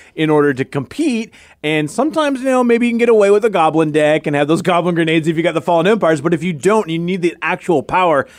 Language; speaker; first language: English; native; English